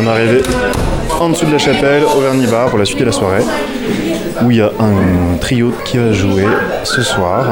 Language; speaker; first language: French; native; French